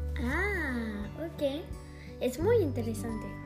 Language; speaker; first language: Spanish; early bilingual, heritage; Spanish